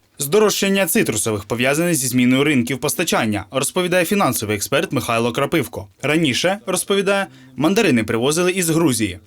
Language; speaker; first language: Ukrainian; native; Ukrainian